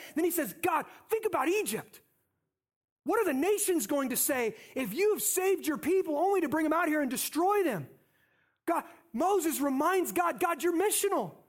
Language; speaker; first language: English; native; English